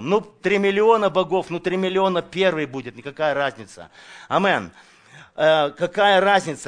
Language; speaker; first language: Russian; native; Russian